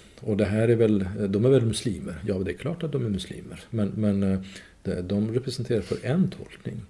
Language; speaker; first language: Swedish; non-native, fluent; Persian